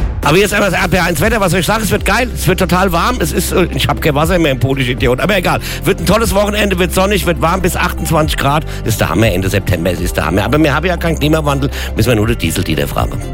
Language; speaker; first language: German; native; German